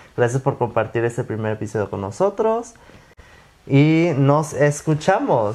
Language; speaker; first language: Spanish; early bilingual, other home language; English